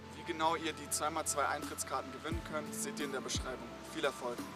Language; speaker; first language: German; native; German